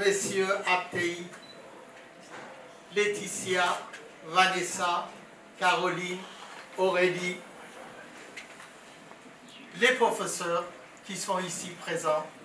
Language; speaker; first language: French; non-native, fluent; Persian